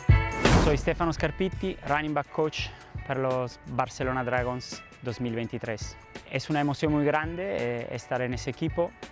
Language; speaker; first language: Spanish; non-native, fluent; Italian